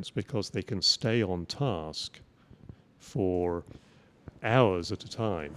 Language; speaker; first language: English; native; English